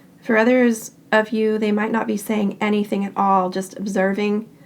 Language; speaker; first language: English; native; English